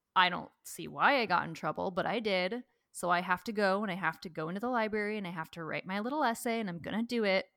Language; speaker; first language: English; native; English